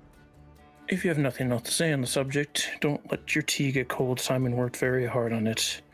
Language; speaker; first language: English; native; English